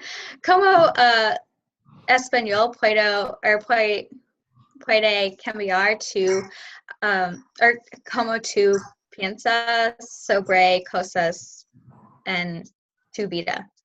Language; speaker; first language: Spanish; non-native, learner; English